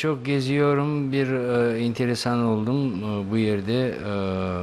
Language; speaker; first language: Turkish; non-native, learner; Bosnian